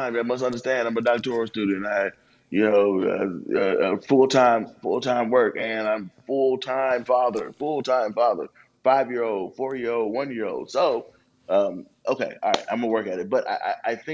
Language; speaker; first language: English; native; English